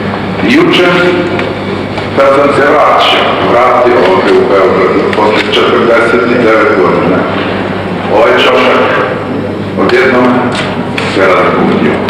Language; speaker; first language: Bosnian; early bilingual, heritage; Bosnian